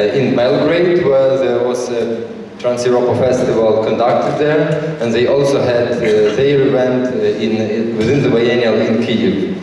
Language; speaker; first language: English; non-native, fluent; Ukrainian